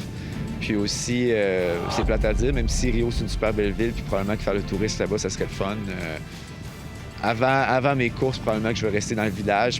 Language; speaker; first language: French; native; French